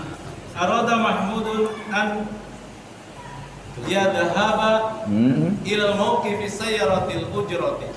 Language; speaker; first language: Arabic; non-native, learner; Indonesian